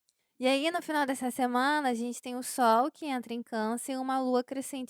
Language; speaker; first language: Portuguese; native; Portuguese